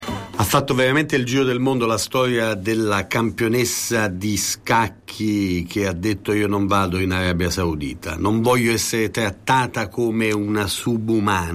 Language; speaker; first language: Italian; native; Italian